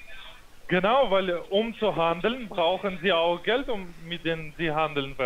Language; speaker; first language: German; non-native, fluent; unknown